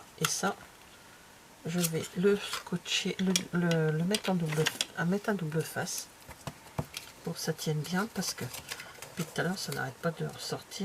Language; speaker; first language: French; native; French